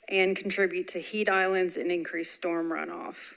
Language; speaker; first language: English; native; English